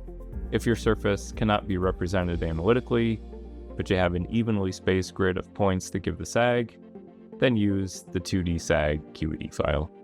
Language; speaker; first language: English; native; English